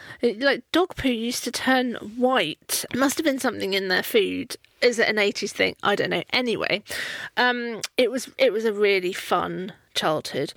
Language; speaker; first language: English; native; English